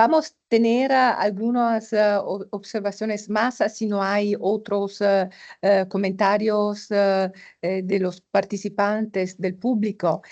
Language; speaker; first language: Spanish; non-native, fluent; Italian